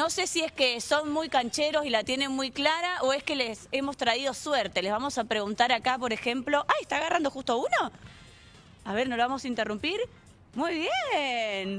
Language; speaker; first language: Spanish; native; Spanish